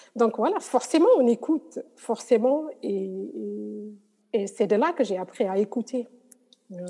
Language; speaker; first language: French; non-native, local second language; Wolof